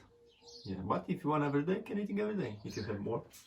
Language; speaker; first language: English; non-native, learner; Romanian